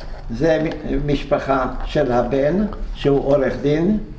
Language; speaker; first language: Hebrew; non-native, fluent; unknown